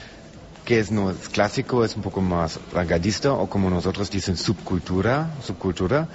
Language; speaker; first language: Spanish; non-native, learner; German